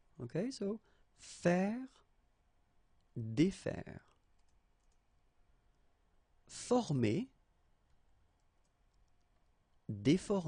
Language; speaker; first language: French; native; French